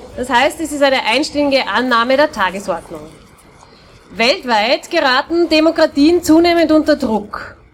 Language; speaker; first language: German; native; German